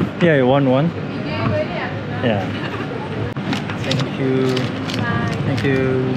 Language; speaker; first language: English; non-native, learner; Korean